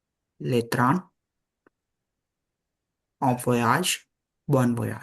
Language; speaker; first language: French; non-native, learner; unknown